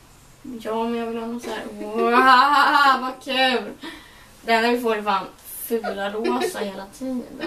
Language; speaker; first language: Swedish; native; Swedish